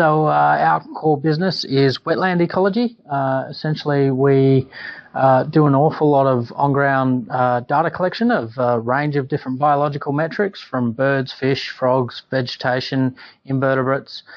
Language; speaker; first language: English; native; English